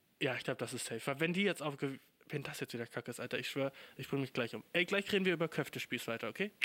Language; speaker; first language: German; native; German